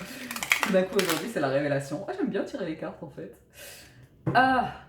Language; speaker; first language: French; native; French